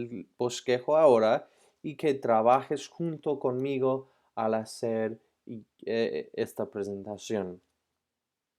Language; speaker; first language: Spanish; non-native, fluent; English